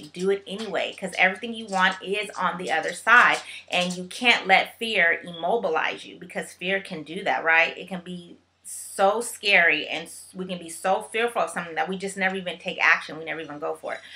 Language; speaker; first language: English; native; English